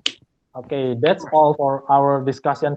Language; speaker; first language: English; non-native, learner; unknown